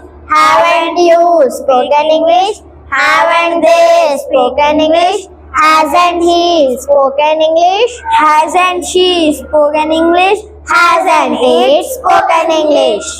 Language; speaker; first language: English; non-native, learner; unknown